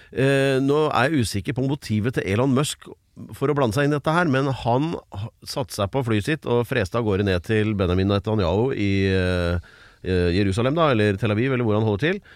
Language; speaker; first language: Norwegian; native; Norwegian